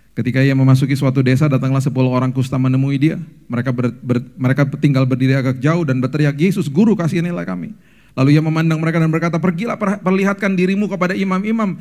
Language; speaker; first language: Indonesian; native; Indonesian